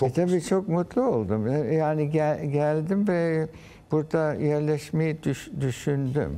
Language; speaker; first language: Turkish; early bilingual, heritage; Turkish